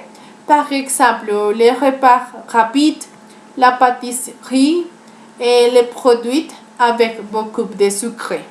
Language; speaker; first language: French; non-native, learner; Spanish